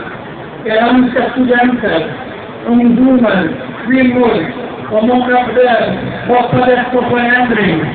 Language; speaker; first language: Swedish; non-native, fluent; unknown